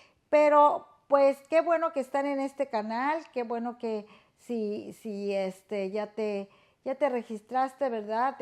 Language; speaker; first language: Spanish; native; Spanish